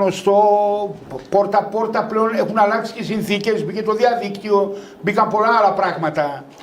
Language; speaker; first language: Greek; native; Greek